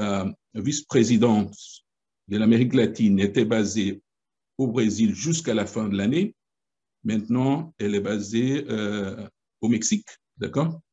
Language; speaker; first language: French; non-native, fluent; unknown